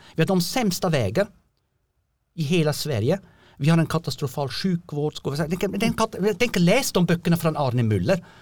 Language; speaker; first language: Swedish; non-native, fluent; French